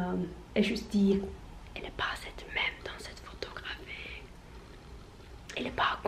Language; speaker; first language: French; non-native, learner; Norwegian